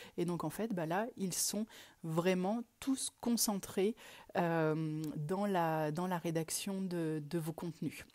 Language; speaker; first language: French; native; French